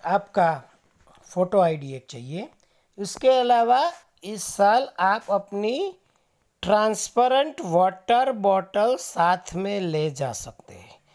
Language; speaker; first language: Hindi; non-native, local second language; Gujarati